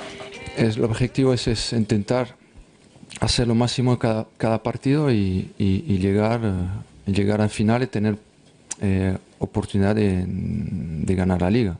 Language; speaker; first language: Spanish; non-native, fluent; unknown